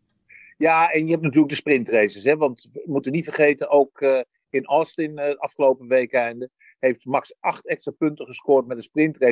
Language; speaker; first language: Dutch; native; Dutch